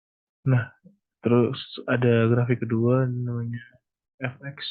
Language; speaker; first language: Indonesian; native; Indonesian